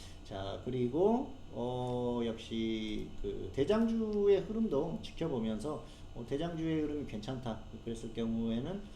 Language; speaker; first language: Korean; native; Korean